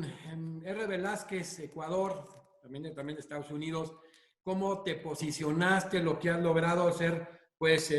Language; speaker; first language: Spanish; native; Spanish